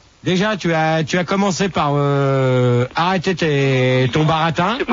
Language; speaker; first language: French; native; French